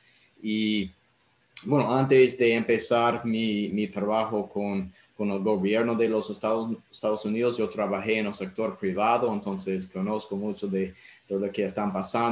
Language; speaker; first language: Spanish; non-native, fluent; English